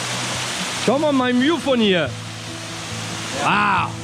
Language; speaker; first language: German; early bilingual, other home language; Turkish